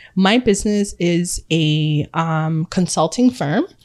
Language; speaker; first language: English; early bilingual, other home language; Akan